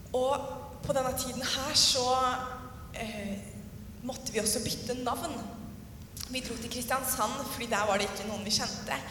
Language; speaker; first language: Norwegian; native; Norwegian